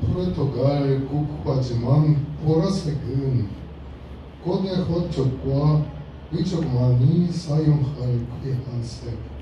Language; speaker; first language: Korean; non-native, learner; Russian